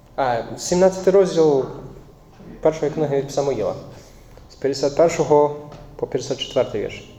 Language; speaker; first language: Ukrainian; non-native, fluent; English